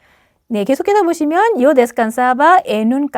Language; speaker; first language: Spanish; non-native, fluent; Korean